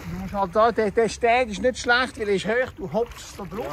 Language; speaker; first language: German; native; German